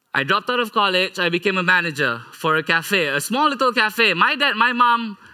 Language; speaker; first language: English; non-native, local second language; Malay